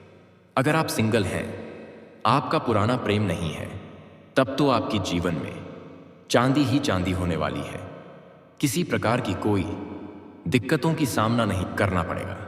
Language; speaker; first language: Hindi; native; Hindi